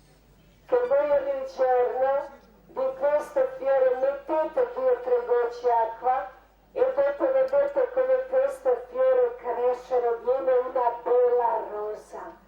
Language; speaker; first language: Italian; non-native, learner; Croatian